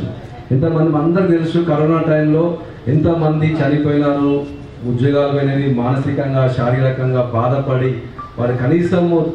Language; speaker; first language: Telugu; native; Telugu